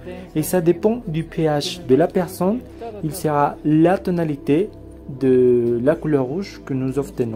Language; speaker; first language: French; non-native, fluent; Spanish